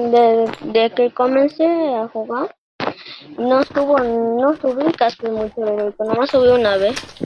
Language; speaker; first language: Spanish; native; Spanish